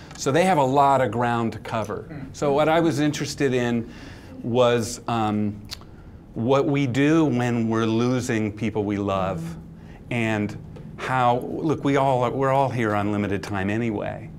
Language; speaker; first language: English; native; English